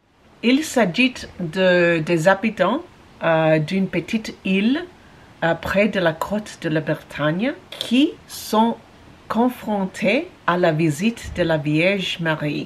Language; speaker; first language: French; non-native, learner; English